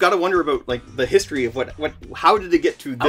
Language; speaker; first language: English; native; English